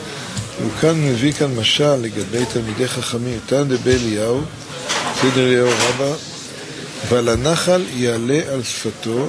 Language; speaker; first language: Hebrew; native; Hebrew